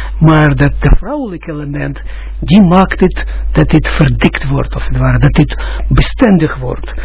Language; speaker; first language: Dutch; non-native, fluent; Russian